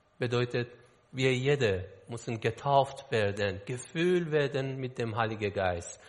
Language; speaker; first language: German; non-native, learner; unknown